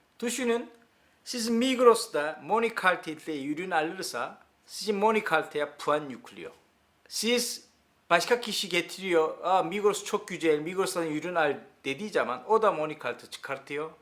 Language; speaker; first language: Turkish; non-native, learner; Korean